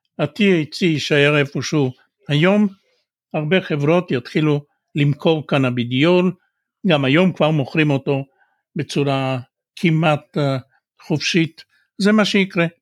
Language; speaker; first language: Hebrew; non-native, fluent; Bulgarian